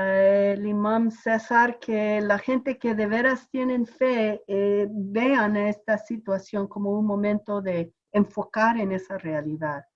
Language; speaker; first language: Spanish; non-native, fluent; English